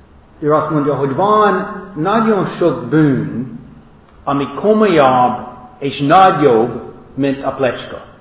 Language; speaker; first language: Hungarian; non-native, fluent; English